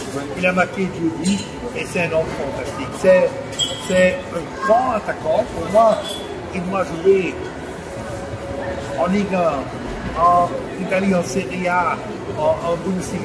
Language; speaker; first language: French; non-native, fluent; Dutch